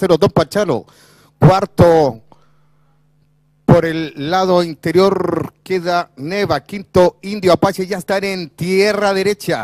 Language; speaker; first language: Spanish; native; Spanish